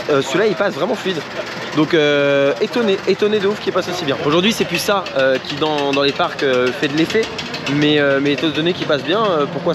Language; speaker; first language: French; native; French